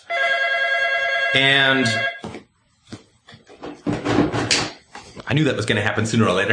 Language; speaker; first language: English; native; English